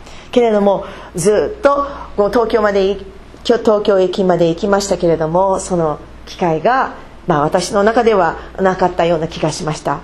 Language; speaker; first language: Japanese; non-native, fluent; English